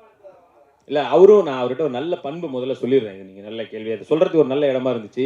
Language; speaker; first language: Tamil; native; Tamil